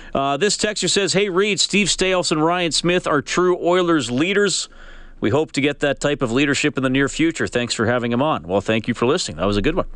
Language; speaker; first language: English; native; English